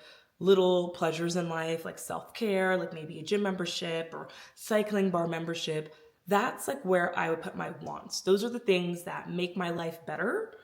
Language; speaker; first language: English; native; English